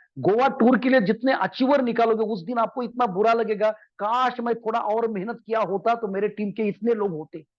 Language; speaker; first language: Hindi; non-native, local second language; Marathi